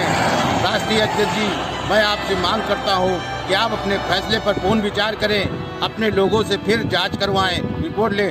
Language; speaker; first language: Hindi; native; Hindi